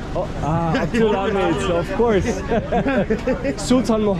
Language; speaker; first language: English; non-native, fluent; German